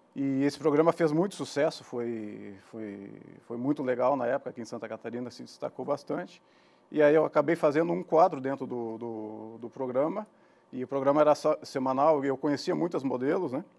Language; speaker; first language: Portuguese; native; Portuguese